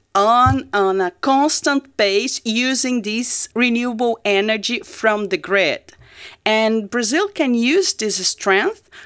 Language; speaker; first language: English; non-native, fluent; Portuguese